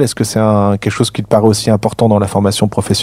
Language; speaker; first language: French; native; French